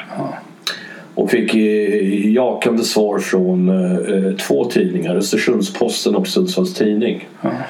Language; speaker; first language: Swedish; early bilingual, other home language; English